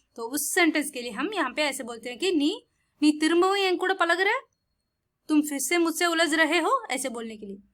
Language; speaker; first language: Hindi; non-native, local second language; Tamil